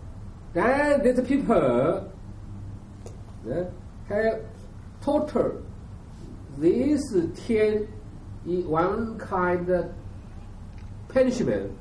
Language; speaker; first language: English; non-native, learner; Chinese